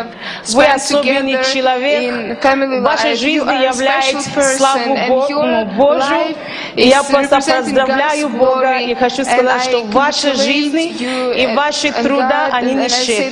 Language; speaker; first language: Russian; non-native, fluent; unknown